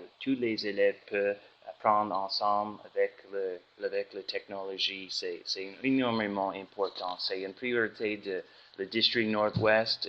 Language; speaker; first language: French; non-native, learner; English